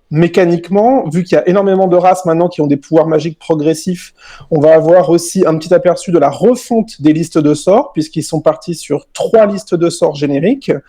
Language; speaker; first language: French; native; French